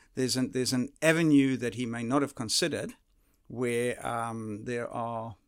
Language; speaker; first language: English; early bilingual, other home language; Dutch